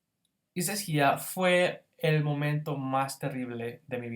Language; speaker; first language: Spanish; non-native, fluent; English